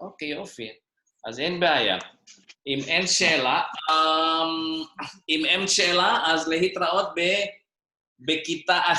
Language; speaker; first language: Hebrew; non-native, fluent; Indonesian